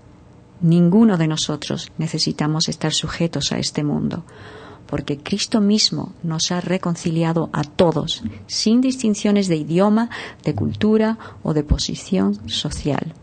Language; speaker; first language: Spanish; native; Spanish